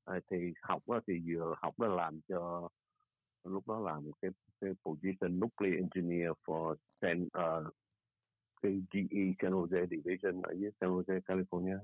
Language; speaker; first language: Vietnamese; native; Vietnamese